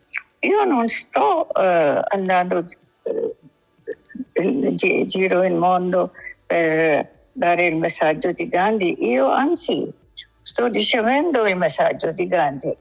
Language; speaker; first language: Italian; non-native, learner; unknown